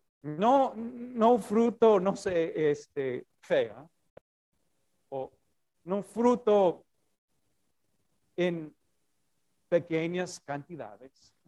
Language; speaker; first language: Spanish; non-native, fluent; English